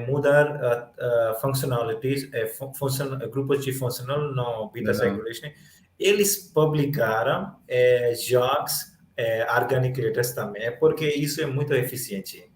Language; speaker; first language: Portuguese; non-native, learner; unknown